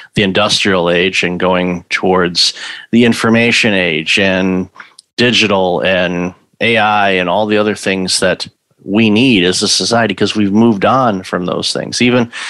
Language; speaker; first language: English; native; English